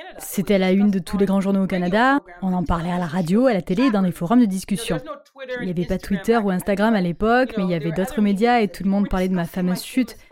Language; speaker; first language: French; non-native, local second language; English